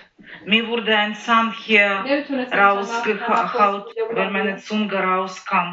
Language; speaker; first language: German; non-native, learner; Ukrainian